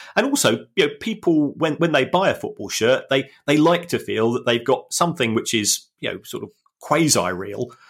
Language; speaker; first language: English; native; English